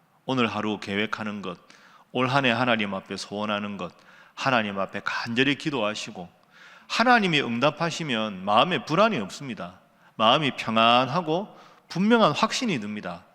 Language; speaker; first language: Korean; native; Korean